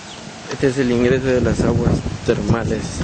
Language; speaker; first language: Spanish; native; Spanish